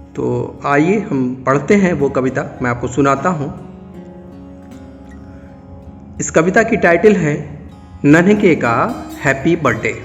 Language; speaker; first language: Hindi; native; Hindi